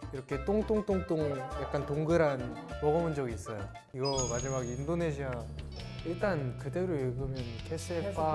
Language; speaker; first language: Korean; native; Korean